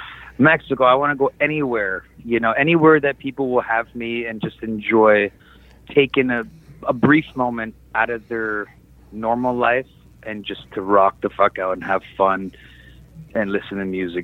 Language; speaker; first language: English; native; English